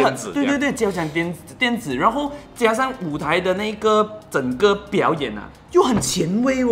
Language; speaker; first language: Chinese; native; Chinese